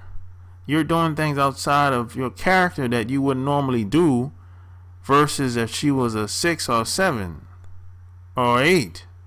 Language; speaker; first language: English; native; English